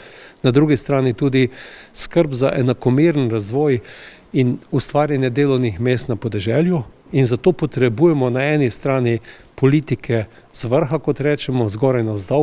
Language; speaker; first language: Slovenian; native; Slovenian